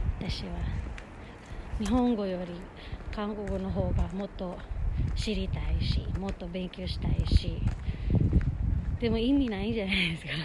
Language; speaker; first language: Japanese; non-native, learner; Filipino